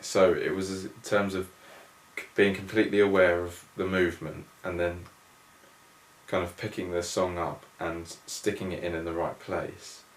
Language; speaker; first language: English; native; English